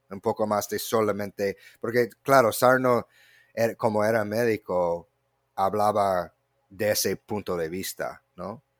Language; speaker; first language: Spanish; non-native, fluent; English